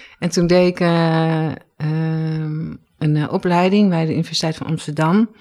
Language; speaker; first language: Dutch; native; Dutch